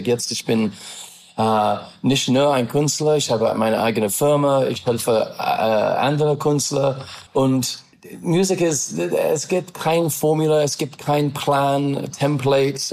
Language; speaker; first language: German; non-native, learner; English